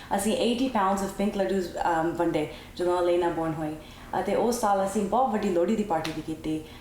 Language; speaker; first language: Punjabi; early bilingual, heritage; Punjabi